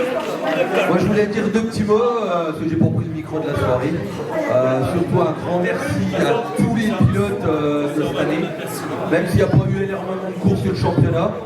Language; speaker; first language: French; native; French